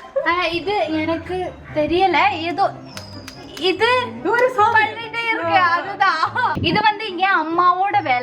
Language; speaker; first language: Tamil; non-native, learner; Malayalam